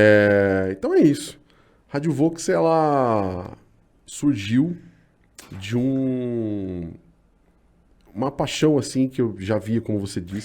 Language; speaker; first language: Portuguese; native; Portuguese